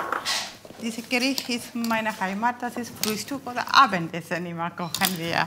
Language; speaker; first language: German; non-native, learner; Tamil